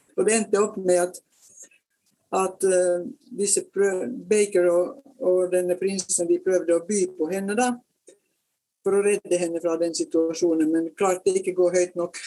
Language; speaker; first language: Norwegian; non-native, fluent; Finnish